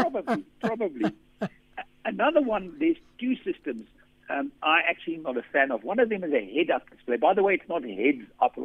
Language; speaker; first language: English; non-native, local second language; Afrikaans